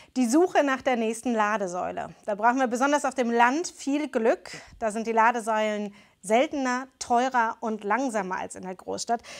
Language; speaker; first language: German; native; German